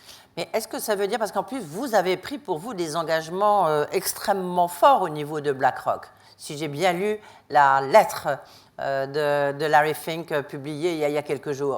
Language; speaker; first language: French; native; French